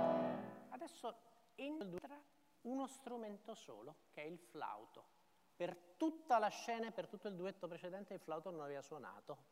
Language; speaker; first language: Italian; native; Italian